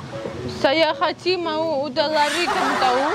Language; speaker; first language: Indonesian; non-native, learner; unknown